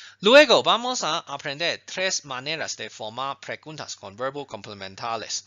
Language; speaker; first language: Spanish; non-native, fluent; Chinese